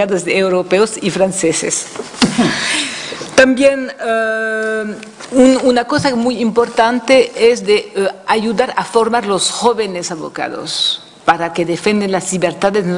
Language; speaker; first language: Spanish; non-native, fluent; French